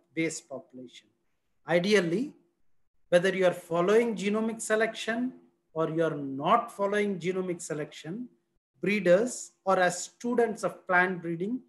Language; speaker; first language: English; non-native, local second language; Telugu